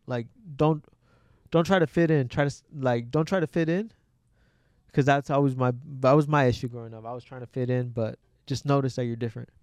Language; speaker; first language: English; native; English